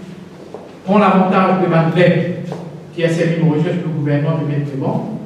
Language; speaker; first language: French; non-native, local second language; Morisyen